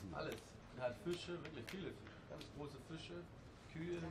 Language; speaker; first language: German; native; German